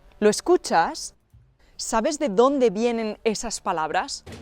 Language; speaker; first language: Spanish; native; Spanish